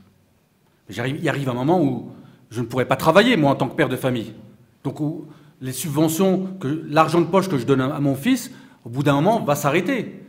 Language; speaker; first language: French; native; French